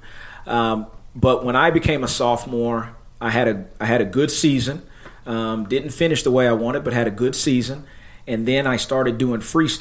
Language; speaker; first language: English; native; English